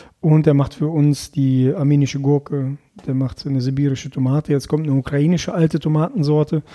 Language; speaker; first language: German; early bilingual, other home language; Russian